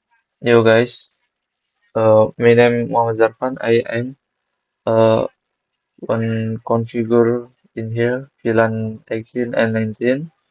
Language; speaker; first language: English; non-native, learner; Indonesian